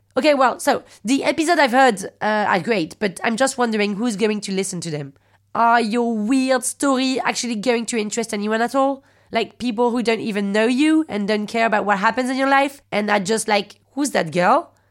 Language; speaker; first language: English; non-native, fluent; French